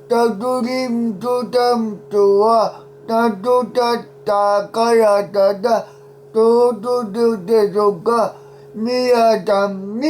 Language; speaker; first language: Japanese; non-native, learner; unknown